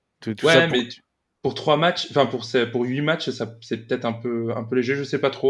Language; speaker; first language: French; native; French